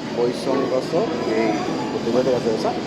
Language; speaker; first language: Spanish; early bilingual, heritage; Spanish